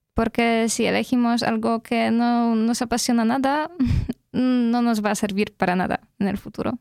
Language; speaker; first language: Spanish; non-native, fluent; Polish